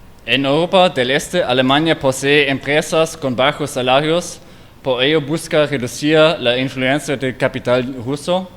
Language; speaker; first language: Spanish; non-native, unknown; German